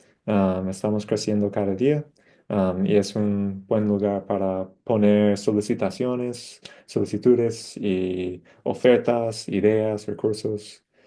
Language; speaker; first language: Spanish; non-native, fluent; English